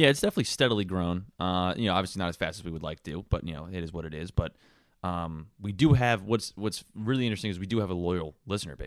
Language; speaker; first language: English; native; English